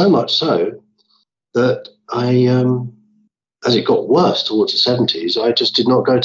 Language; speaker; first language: English; native; English